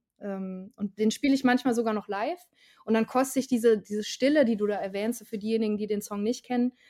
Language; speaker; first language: German; native; German